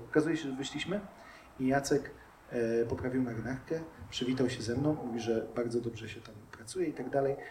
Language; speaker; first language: Polish; native; Polish